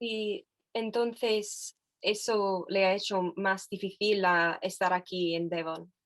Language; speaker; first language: Spanish; non-native, fluent; English